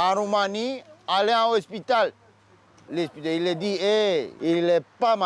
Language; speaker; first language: French; non-native, learner; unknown